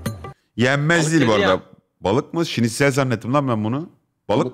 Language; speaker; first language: Turkish; native; Turkish